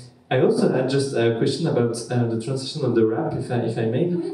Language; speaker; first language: English; non-native, learner; French